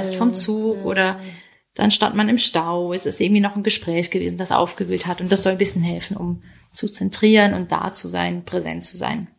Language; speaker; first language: German; native; German